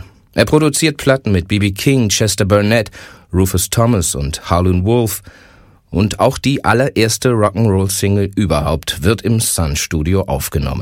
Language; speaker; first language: German; native; German